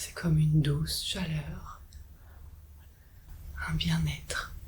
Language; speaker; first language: French; native; French